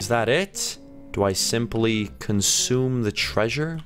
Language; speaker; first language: English; native; English